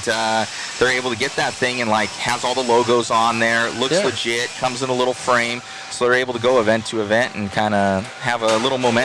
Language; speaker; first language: English; native; English